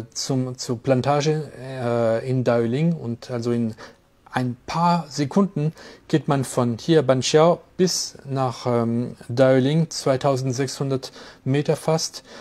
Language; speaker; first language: German; non-native, fluent; French